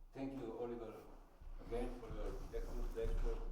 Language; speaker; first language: English; non-native, fluent; Slovenian